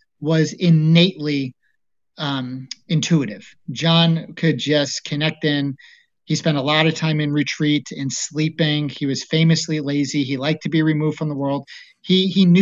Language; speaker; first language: English; native; English